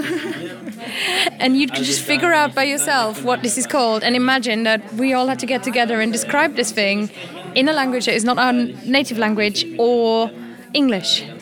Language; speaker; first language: English; non-native, fluent; German